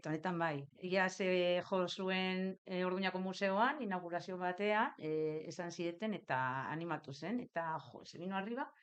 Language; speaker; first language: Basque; non-native, local second language; Spanish